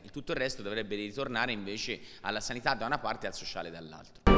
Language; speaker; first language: Italian; native; Italian